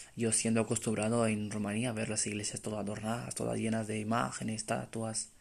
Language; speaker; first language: Spanish; non-native, fluent; Romanian